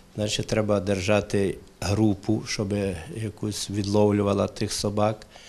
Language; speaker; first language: Ukrainian; native; Ukrainian